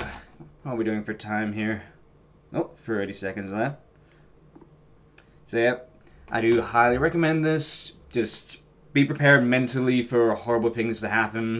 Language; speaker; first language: English; native; English